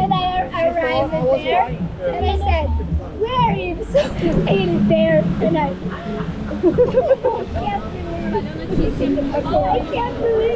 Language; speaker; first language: English; non-native, fluent; Portuguese